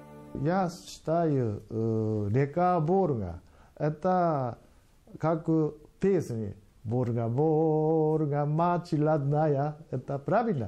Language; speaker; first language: Russian; non-native, learner; Japanese